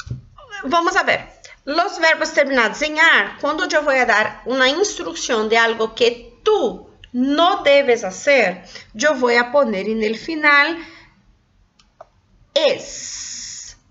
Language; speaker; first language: Spanish; non-native, local second language; Portuguese